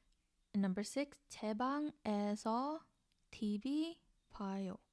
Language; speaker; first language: Korean; non-native, learner; English